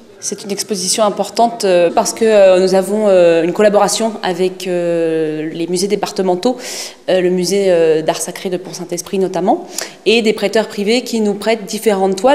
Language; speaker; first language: French; native; French